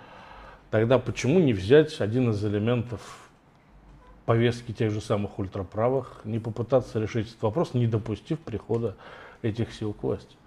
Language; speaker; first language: Russian; native; Russian